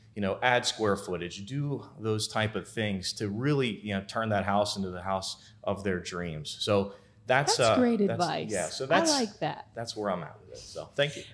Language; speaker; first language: English; native; English